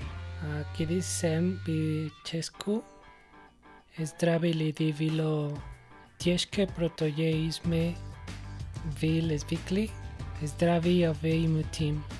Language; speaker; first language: Czech; non-native, learner; Spanish